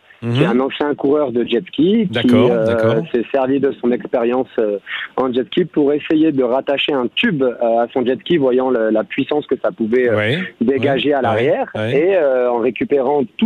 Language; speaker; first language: French; native; French